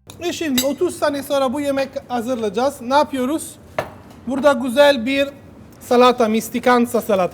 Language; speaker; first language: Turkish; non-native, learner; Italian